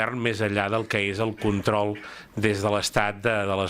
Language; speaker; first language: Catalan; native; Catalan